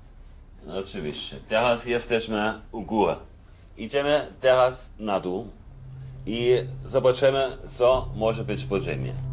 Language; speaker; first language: Polish; non-native, fluent; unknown